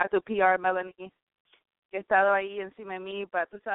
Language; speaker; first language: Spanish; early bilingual, heritage; Spanish